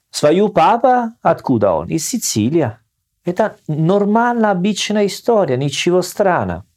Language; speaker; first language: Russian; non-native, learner; Italian